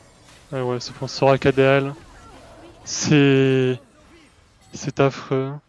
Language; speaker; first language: French; native; French